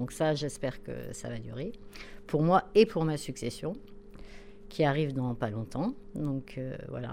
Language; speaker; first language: French; native; French